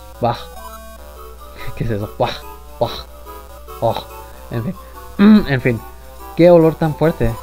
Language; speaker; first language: Spanish; early bilingual, heritage; Spanish